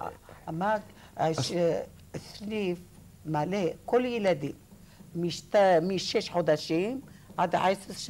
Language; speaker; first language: Hebrew; non-native, learner; Arabic